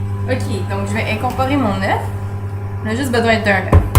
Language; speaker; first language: French; native; French